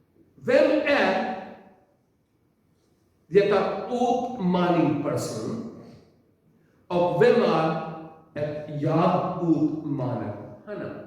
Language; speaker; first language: Swedish; non-native, learner; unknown